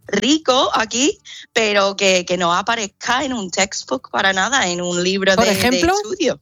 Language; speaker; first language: Spanish; non-native, fluent; English